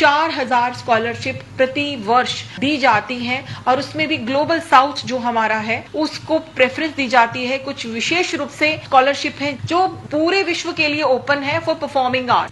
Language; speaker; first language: Hindi; native; Hindi